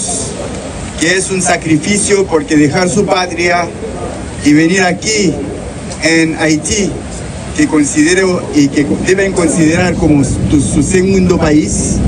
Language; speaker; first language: Spanish; non-native, learner; Haitian Creole